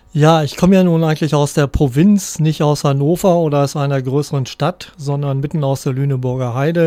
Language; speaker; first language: German; native; German